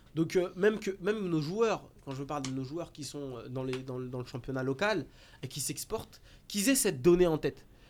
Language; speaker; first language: French; native; French